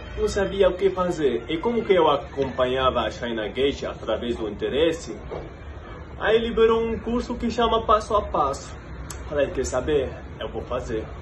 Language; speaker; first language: Portuguese; non-native, fluent; Arabic